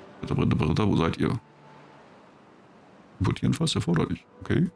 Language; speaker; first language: German; native; German